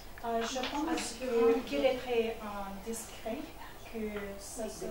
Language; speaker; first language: French; non-native, learner; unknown